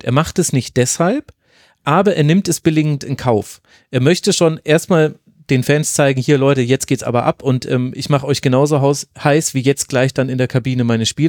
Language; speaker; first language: German; native; German